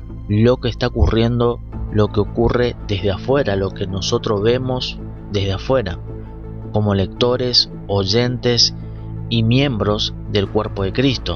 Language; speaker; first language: Spanish; native; Spanish